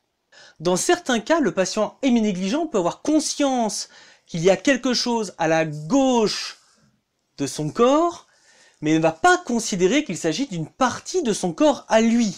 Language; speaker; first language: French; native; French